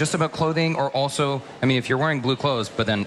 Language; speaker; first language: English; native; English